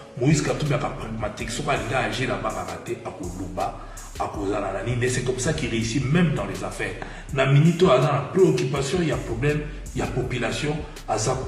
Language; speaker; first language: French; non-native, local second language; Lingala